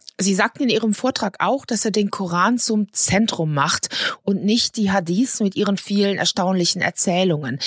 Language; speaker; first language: German; native; German